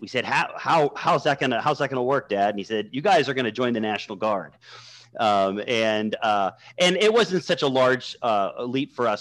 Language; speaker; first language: English; native; English